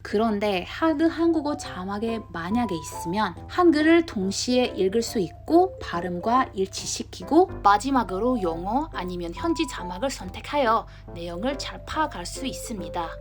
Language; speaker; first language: Korean; non-native, learner; Indonesian